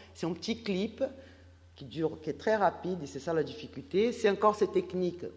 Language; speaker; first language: French; non-native, fluent; Portuguese